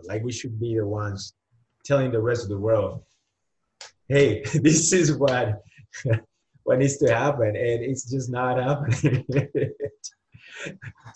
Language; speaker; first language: English; non-native, fluent; Spanish